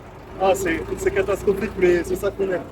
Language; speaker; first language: French; native; French